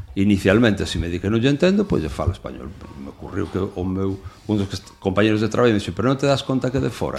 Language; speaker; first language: Galician; non-native, local second language; Spanish